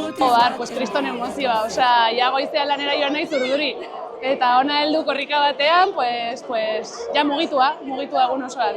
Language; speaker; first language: Basque; non-native, local second language; Spanish